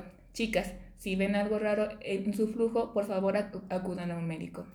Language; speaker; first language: Spanish; native; Spanish